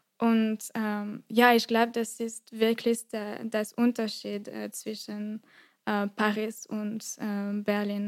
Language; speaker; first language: German; non-native, fluent; French